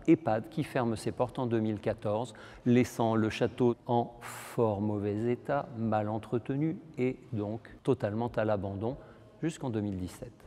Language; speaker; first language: French; native; French